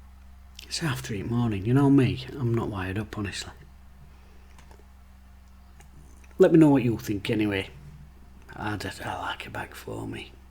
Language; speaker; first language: English; native; English